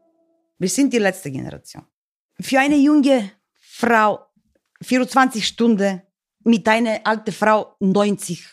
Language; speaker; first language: German; non-native, learner; Bulgarian